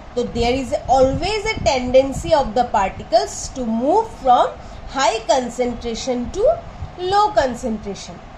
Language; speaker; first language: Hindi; non-native, local second language; Bangla